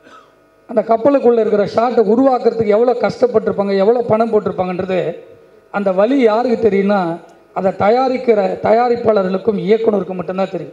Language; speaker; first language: Tamil; native; Tamil